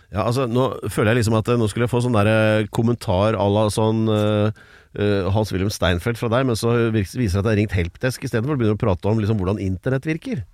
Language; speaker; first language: Norwegian; native; Norwegian